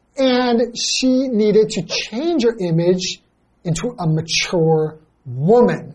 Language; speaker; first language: English; native; English